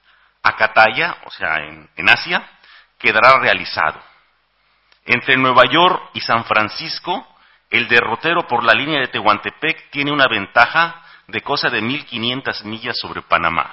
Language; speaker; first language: Spanish; native; Spanish